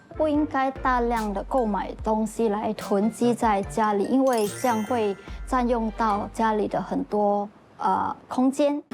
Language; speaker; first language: Chinese; native; Chinese